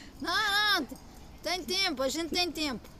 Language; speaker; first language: Portuguese; early bilingual, heritage; French